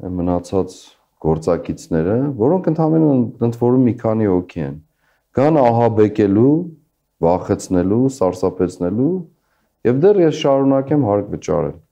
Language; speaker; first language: Armenian; native; Armenian